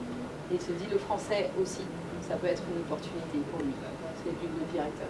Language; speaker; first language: French; native; French